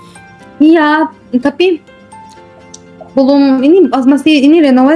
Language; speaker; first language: Indonesian; non-native, fluent; Turkish